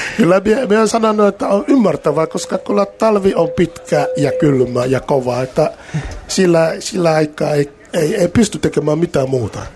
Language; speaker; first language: Finnish; non-native, fluent; Akan